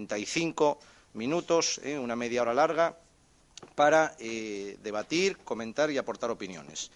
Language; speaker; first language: Spanish; native; Spanish